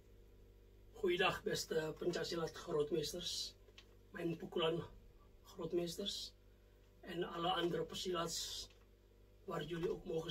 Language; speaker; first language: Dutch; non-native, fluent; Indonesian